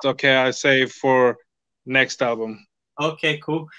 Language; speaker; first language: English; non-native, fluent; Swedish